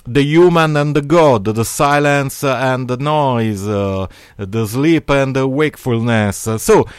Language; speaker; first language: English; non-native, learner; Italian